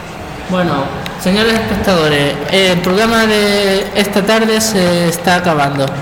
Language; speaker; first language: Spanish; native; Spanish